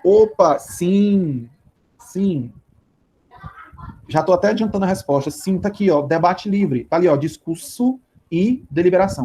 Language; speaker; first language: Portuguese; native; Portuguese